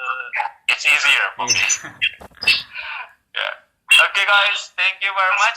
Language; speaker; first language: English; non-native, fluent; Indonesian